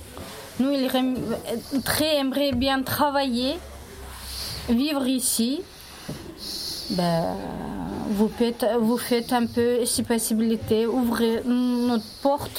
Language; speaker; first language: French; non-native, learner; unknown